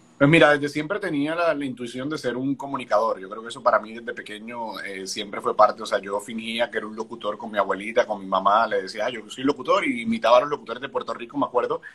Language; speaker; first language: Spanish; native; Spanish